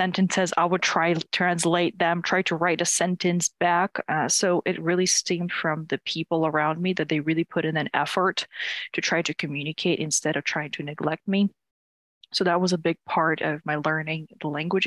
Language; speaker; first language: English; non-native, fluent; Ukrainian